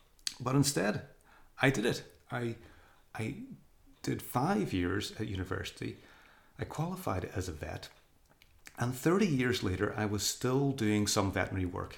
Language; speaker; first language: English; native; English